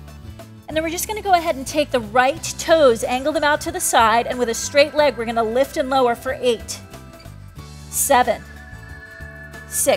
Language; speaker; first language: English; native; English